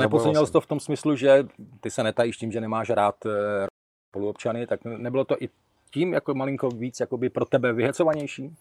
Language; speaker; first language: Czech; native; Czech